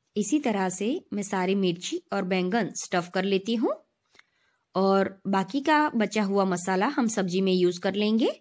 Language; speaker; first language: Hindi; non-native, local second language; Gujarati